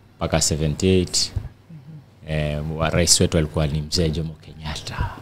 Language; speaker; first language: Swahili; non-native, local second language; Giryama